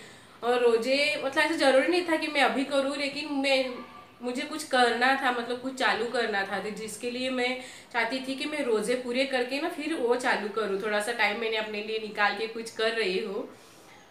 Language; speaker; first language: Hindi; native; Hindi